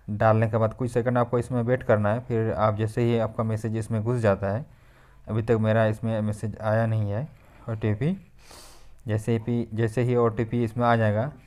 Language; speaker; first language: Hindi; native; Hindi